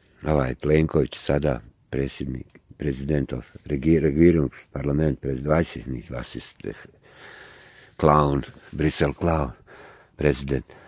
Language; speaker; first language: German; non-native, learner; Croatian